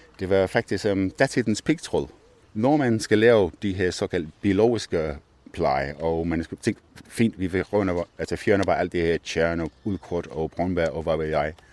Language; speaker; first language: Danish; non-native, fluent; English